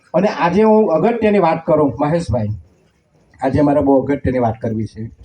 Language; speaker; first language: Gujarati; non-native, local second language; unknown